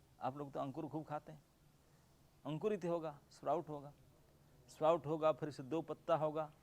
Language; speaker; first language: Hindi; non-native, local second language; Bangla